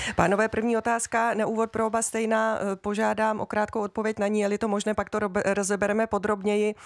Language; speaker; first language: Czech; native; Czech